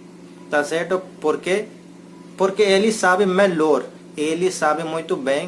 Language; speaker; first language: Portuguese; non-native, learner; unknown